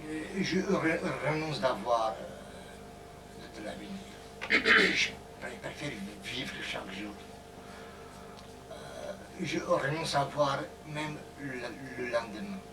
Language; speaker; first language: French; non-native, fluent; Romanian